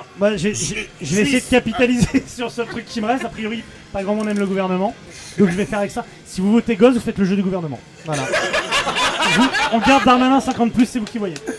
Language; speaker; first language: French; native; French